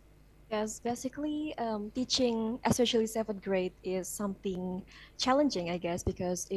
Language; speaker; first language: English; non-native, fluent; Indonesian